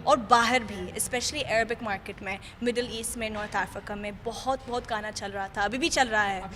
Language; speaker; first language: Hindi; non-native, fluent; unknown